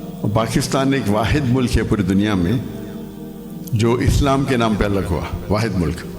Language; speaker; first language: Urdu; non-native, local second language; Konkani